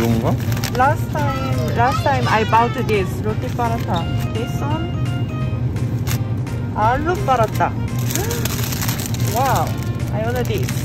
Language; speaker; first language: English; non-native, learner; Korean